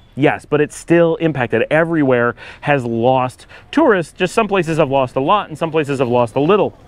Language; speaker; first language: English; native; English